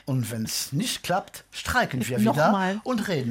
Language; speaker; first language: German; non-native, fluent; French